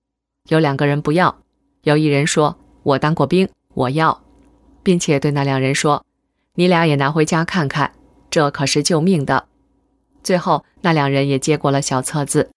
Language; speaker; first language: Chinese; native; Chinese